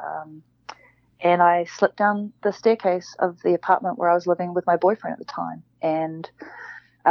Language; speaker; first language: English; native; English